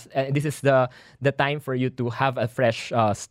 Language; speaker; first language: English; non-native, local second language; Filipino